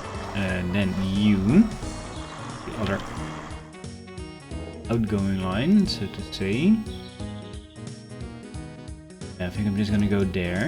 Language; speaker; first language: English; non-native, fluent; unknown